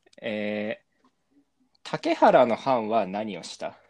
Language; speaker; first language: Japanese; native; Japanese